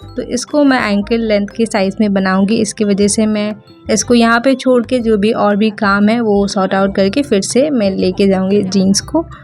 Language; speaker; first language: Hindi; non-native, local second language; Bangla